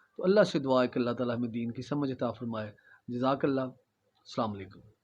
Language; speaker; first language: Urdu; native; Urdu